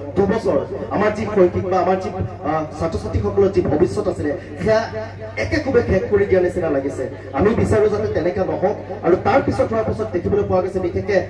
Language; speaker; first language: Assamese; non-native, local second language; Sylheti